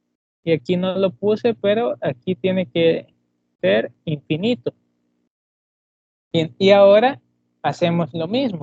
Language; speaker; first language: Spanish; native; Spanish